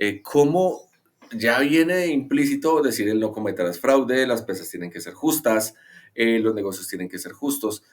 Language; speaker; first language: Spanish; native; Spanish